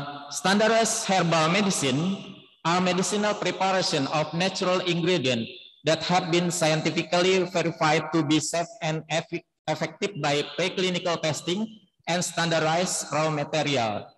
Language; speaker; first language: English; non-native, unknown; Indonesian